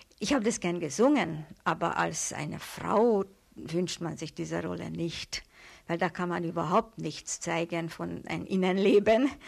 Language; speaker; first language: German; non-native, fluent; Hungarian